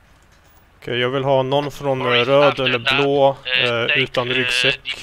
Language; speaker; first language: Swedish; native; Swedish